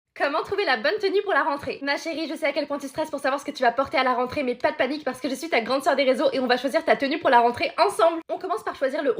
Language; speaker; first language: French; native; French